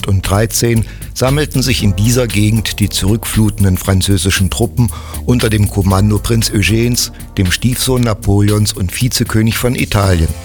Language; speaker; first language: German; native; German